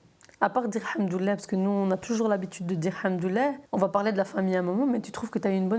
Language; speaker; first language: French; native; French